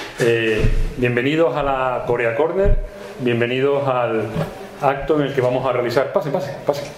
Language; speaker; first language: Spanish; native; Spanish